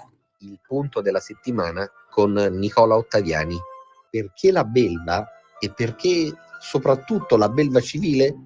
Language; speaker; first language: Italian; native; Italian